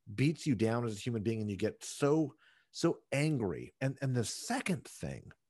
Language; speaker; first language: English; native; English